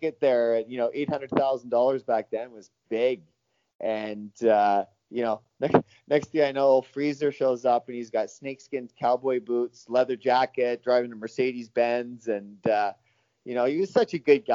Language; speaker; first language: English; native; English